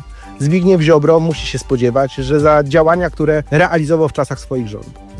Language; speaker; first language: Polish; native; Polish